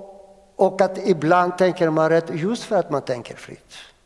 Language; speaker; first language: Swedish; non-native, fluent; Greek